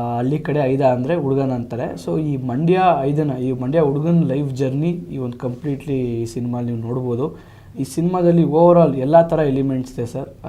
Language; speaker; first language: Kannada; native; Kannada